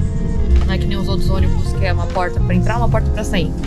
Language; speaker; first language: Portuguese; native; Portuguese